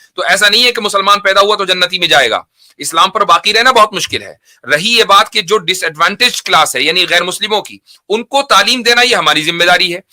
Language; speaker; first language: Urdu; native; Urdu